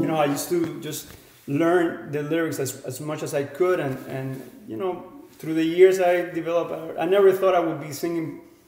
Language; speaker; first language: English; non-native, fluent; Spanish